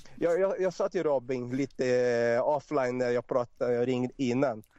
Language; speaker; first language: Swedish; non-native, fluent; Portuguese